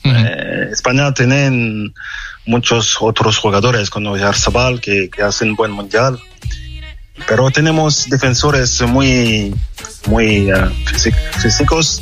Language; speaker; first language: Spanish; non-native, fluent; French